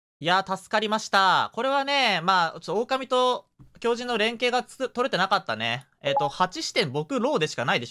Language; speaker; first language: Japanese; native; Japanese